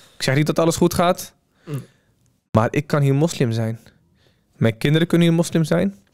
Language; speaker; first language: Dutch; early bilingual, other home language; Urdu